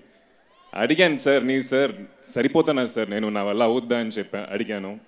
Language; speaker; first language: Telugu; native; Telugu